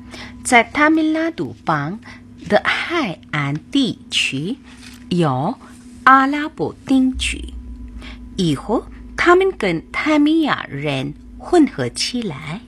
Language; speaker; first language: Chinese; non-native, learner; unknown